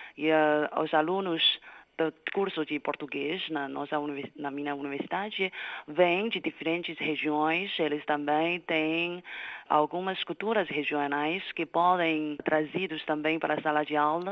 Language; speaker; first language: Portuguese; non-native, fluent; Chinese